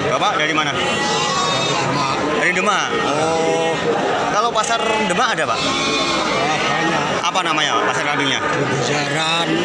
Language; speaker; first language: Indonesian; non-native, local second language; Javanese